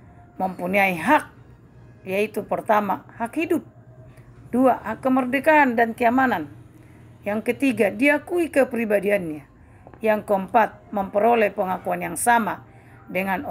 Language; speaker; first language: Indonesian; native; Indonesian